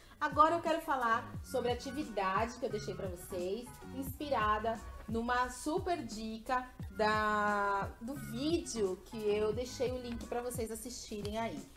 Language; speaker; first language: Portuguese; native; Portuguese